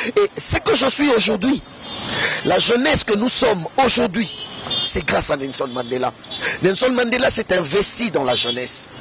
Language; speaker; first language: French; non-native, local second language; Lingala